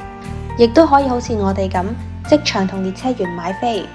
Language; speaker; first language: Chinese; native; Chinese